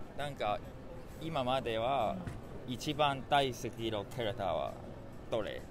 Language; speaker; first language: Japanese; non-native, fluent; Cantonese